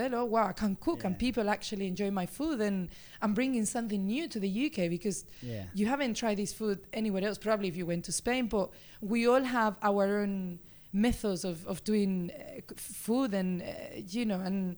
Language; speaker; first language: English; non-native, fluent; Spanish